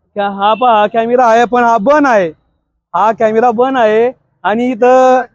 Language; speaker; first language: Marathi; native; Marathi